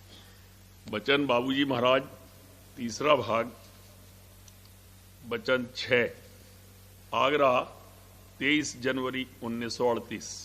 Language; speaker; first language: Hindi; native; Hindi